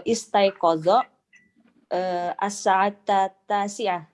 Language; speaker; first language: Arabic; non-native, learner; Indonesian